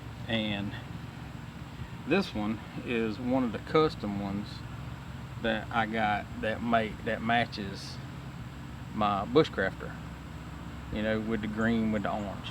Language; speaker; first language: English; native; English